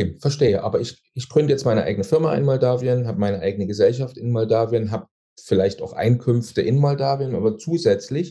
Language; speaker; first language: German; native; German